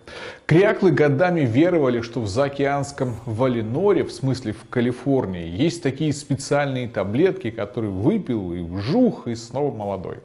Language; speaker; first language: Russian; native; Russian